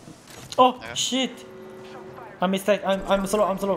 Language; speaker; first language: English; non-native, learner; Korean